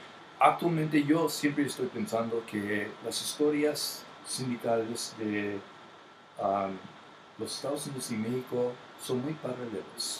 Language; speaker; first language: Spanish; non-native, fluent; English